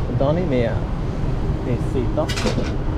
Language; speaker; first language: Thai; non-native, fluent; English